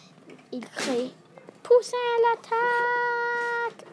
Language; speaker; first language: French; non-native, learner; English